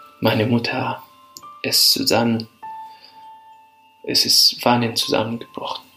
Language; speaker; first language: German; non-native, fluent; Arabic